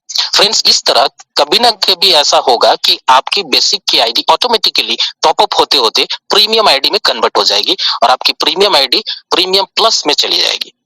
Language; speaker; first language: Hindi; native; Hindi